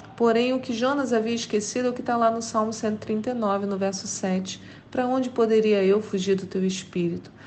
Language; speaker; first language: Portuguese; native; Portuguese